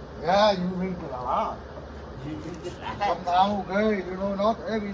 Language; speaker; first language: English; non-native, learner; Vietnamese